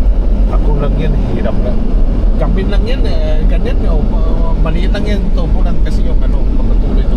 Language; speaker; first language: Filipino; non-native, learner; Chinese